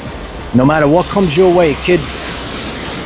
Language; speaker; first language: English; native; English